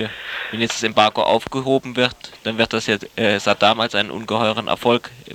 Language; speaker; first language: German; native; German